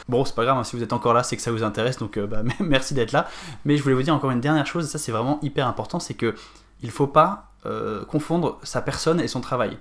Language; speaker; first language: French; native; French